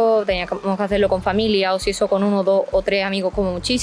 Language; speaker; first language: Spanish; native; Spanish